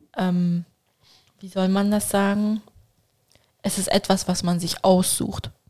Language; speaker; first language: German; early bilingual, other home language; Turkish